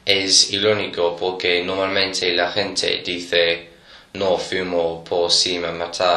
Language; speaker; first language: Spanish; non-native, learner; English